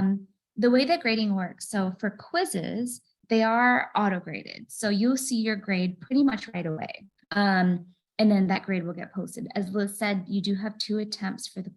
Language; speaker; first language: English; native; English